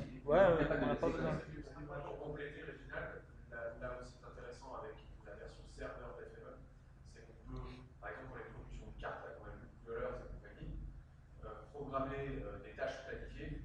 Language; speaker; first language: French; native; French